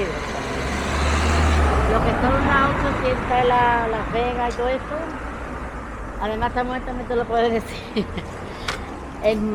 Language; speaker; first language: Spanish; native; Spanish